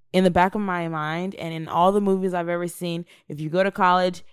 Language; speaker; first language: English; native; English